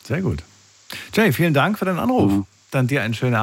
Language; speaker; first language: German; native; German